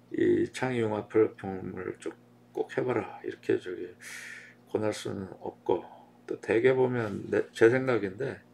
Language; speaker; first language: Korean; native; Korean